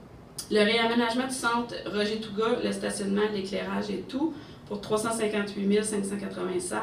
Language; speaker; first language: French; native; French